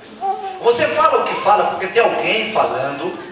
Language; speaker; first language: Portuguese; native; Portuguese